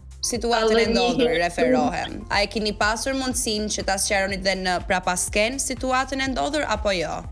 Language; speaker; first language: Albanian; native; Albanian